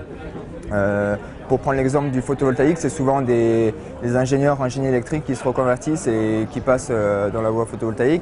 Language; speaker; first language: French; native; French